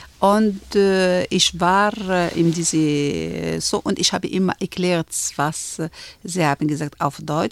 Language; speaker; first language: German; non-native, learner; Arabic